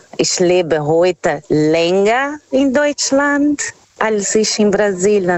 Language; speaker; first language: German; non-native, fluent; Portuguese